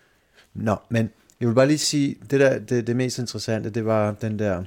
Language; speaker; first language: Danish; native; Danish